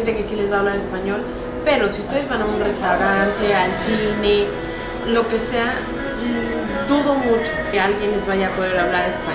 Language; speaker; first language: Spanish; native; Spanish